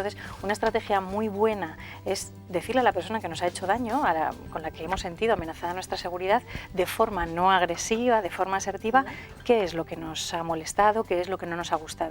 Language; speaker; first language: Spanish; native; Spanish